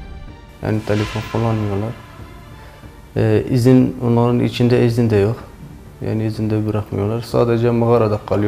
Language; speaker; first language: Turkish; non-native, learner; Kurdish